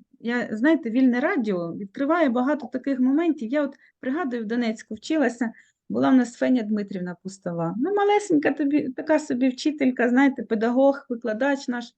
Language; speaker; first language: Ukrainian; native; Ukrainian